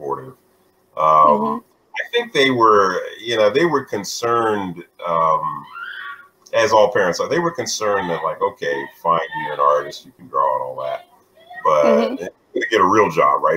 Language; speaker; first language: English; native; English